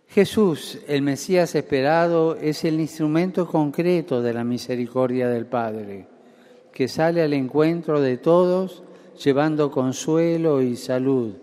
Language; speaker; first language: Spanish; native; Spanish